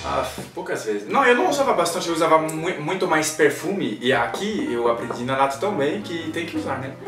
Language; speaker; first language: Portuguese; non-native, fluent; French